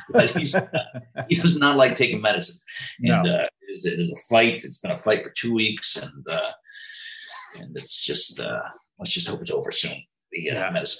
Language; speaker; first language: English; native; English